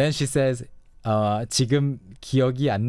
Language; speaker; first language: Korean; native; Korean